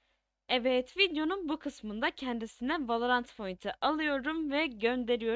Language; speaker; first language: Turkish; native; Turkish